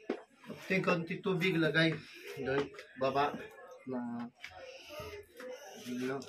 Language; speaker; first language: Filipino; non-native, learner; Urdu